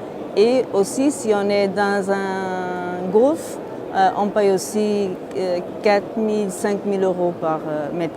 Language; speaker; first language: French; non-native, fluent; Portuguese